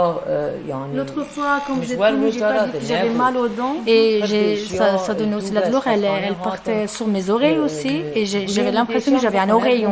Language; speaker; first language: French; non-native, fluent; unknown